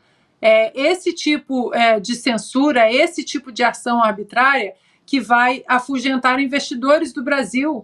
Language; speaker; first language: Portuguese; native; Portuguese